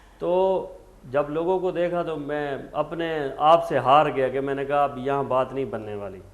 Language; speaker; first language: Urdu; non-native, local second language; Saraiki